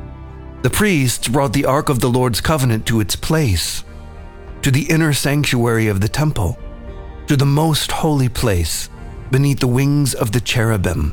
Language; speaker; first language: English; native; English